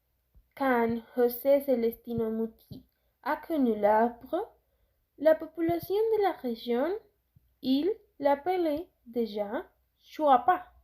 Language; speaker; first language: French; non-native, learner; Spanish